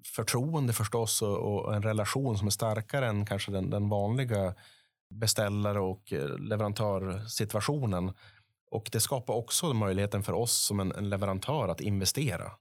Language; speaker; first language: Swedish; native; Swedish